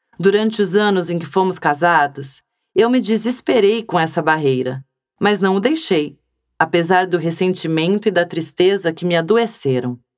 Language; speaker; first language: Portuguese; native; Portuguese